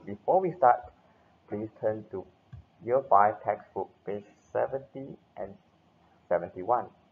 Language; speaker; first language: English; non-native, local second language; Chinese